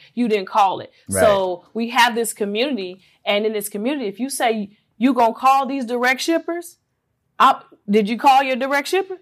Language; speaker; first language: English; native; English